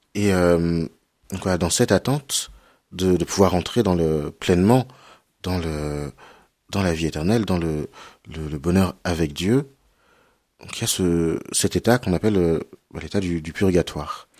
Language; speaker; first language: French; native; French